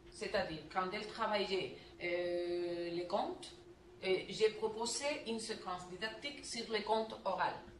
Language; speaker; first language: French; non-native, learner; Spanish